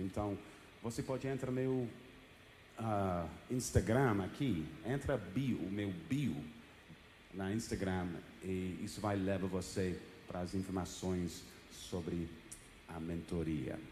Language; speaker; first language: Portuguese; non-native, fluent; English